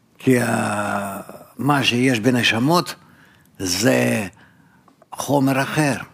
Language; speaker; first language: Hebrew; non-native, fluent; Russian